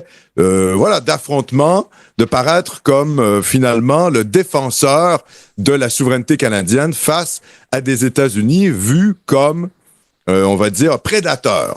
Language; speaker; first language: French; native; French